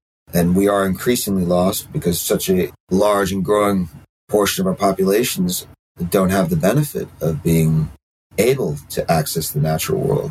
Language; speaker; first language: English; native; English